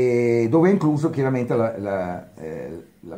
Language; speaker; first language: Italian; native; Italian